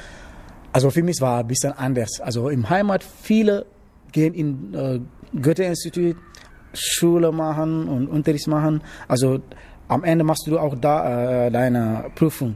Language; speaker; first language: German; non-native, learner; Wolof